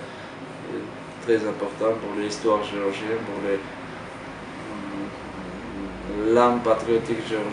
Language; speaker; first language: French; non-native, fluent; Georgian